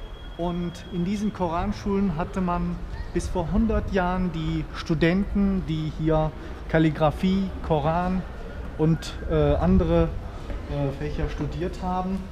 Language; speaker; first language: German; non-native, fluent; Uzbek